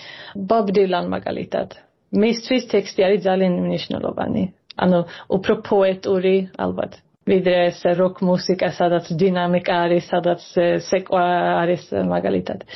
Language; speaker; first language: Georgian; early bilingual, heritage; Georgian